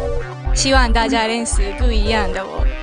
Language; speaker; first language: Chinese; non-native, fluent; Japanese